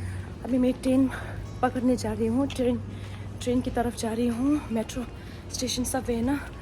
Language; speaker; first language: Hindi; non-native, local second language; Tibetan